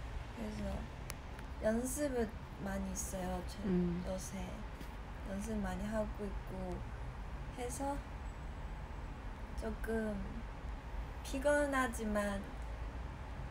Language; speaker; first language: Korean; non-native, fluent; Chinese